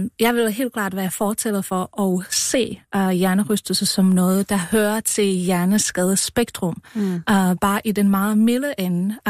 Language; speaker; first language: Danish; non-native, fluent; Czech